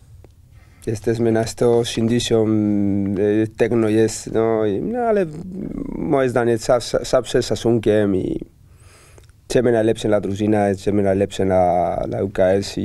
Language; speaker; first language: Polish; non-native, learner; Spanish